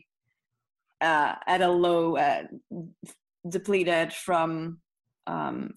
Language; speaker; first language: English; non-native, fluent; Dutch